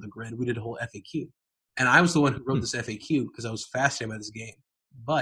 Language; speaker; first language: English; native; English